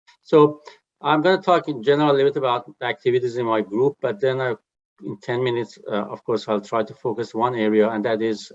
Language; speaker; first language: English; non-native, fluent; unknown